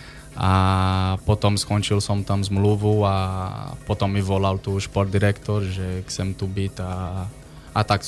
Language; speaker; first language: Slovak; non-native, learner; Portuguese